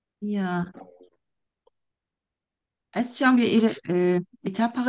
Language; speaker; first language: German; non-native, fluent; Turkish